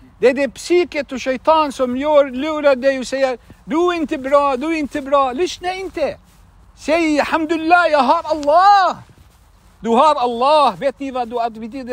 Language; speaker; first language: Swedish; non-native, fluent; Arabic